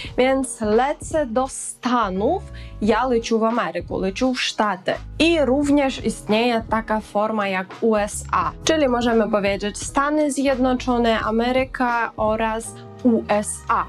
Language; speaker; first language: Polish; non-native, fluent; Ukrainian